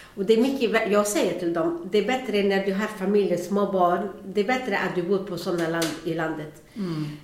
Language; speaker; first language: Swedish; non-native, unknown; Arabic